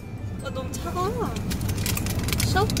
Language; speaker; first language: Korean; non-native, fluent; Japanese